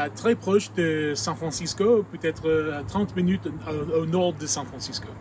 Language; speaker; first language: French; non-native, learner; English